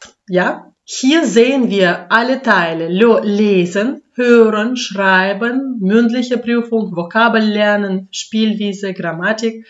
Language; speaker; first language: German; non-native, fluent; Russian